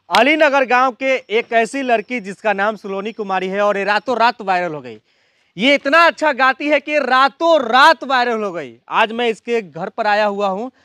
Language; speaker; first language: Hindi; native; Hindi